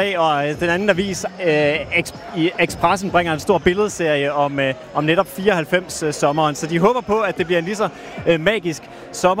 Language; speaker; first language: Danish; native; Danish